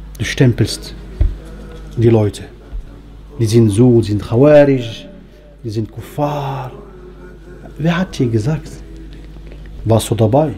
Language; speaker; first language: German; non-native, fluent; Arabic